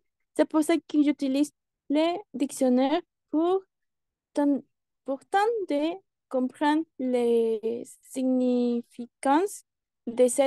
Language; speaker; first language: French; non-native, learner; Spanish